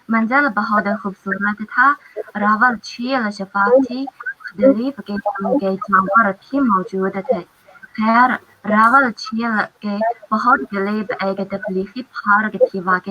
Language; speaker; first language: Hindi; non-native, fluent; Chinese